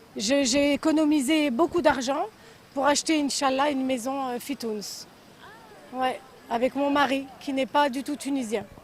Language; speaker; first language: French; native; French